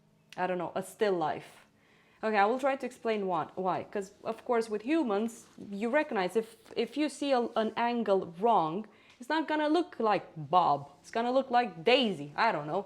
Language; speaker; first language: English; non-native, fluent; Romanian